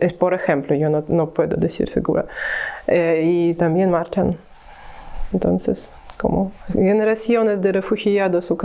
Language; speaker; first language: Spanish; non-native, learner; Ukrainian